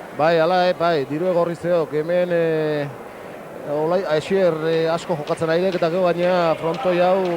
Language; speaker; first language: Basque; native; Basque